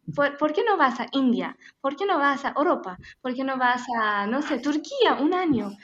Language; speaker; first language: Spanish; non-native, fluent; Persian